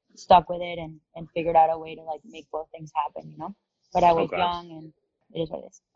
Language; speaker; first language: English; non-native, fluent; Spanish